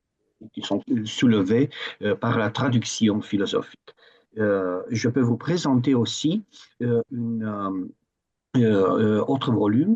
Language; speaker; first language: French; non-native, fluent; Romanian